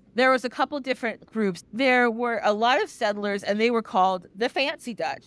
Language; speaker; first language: English; native; English